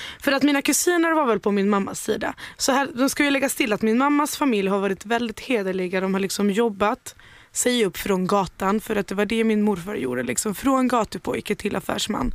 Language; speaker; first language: Swedish; early bilingual, other home language; Spanish